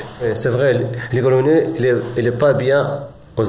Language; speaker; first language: French; non-native, learner; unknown